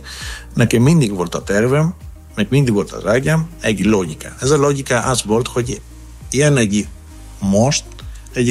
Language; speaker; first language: Hungarian; non-native, fluent; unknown